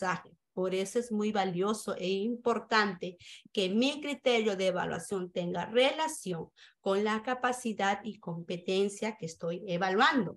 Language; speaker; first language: Spanish; native; Spanish